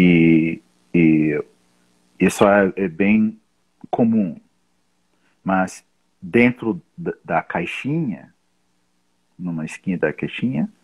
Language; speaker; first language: Portuguese; non-native, fluent; English